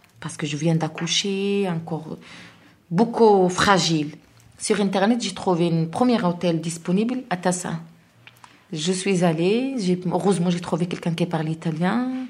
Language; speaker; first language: French; non-native, learner; Arabic